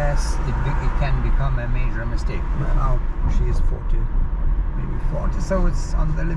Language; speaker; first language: English; non-native, learner; Lithuanian